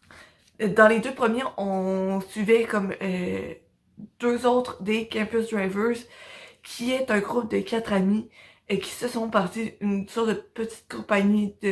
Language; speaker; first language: French; native; French